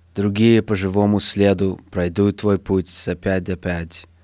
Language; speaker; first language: Russian; early bilingual, heritage; Russian